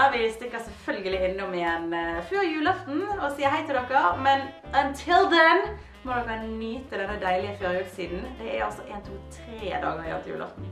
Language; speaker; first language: Norwegian; native; Norwegian